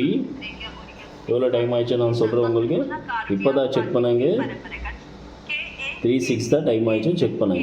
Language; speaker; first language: Tamil; non-native, learner; Kannada